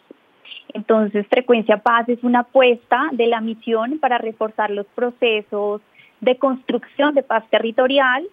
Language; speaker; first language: Spanish; native; Spanish